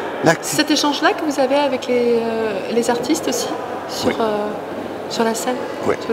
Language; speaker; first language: French; native; French